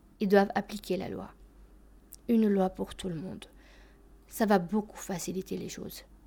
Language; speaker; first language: French; early bilingual, other home language; Albanian